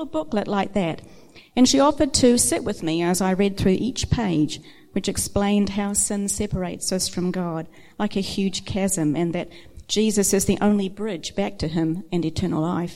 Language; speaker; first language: English; native; English